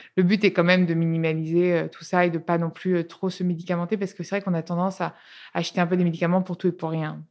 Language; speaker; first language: French; non-native, fluent; Italian